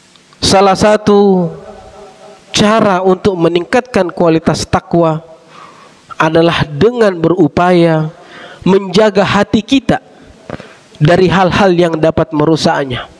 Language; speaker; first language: Indonesian; native; Indonesian